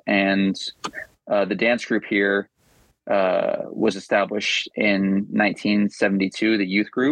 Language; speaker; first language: English; native; English